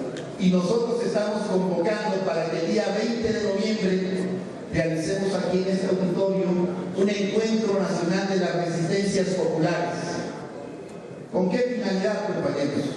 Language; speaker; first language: Spanish; native; Spanish